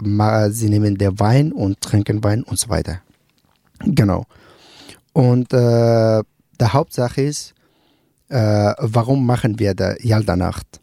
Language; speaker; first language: German; non-native, learner; Persian